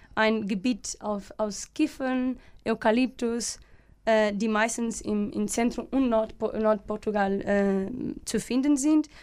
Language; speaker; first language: German; non-native, fluent; Portuguese